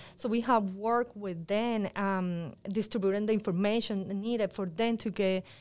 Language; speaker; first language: English; non-native, fluent; Spanish